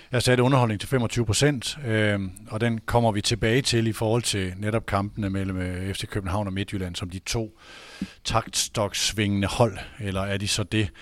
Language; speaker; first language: Danish; native; Danish